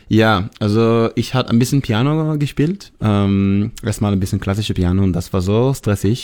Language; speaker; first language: German; non-native, learner; Hebrew